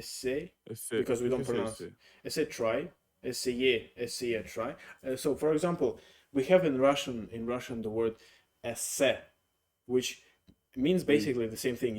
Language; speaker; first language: English; non-native, fluent; Russian